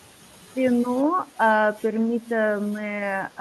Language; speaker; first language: Spanish; non-native, learner; Russian